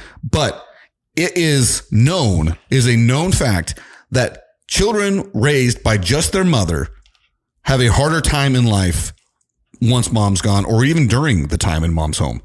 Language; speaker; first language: English; native; English